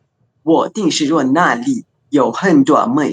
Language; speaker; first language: Chinese; non-native, learner; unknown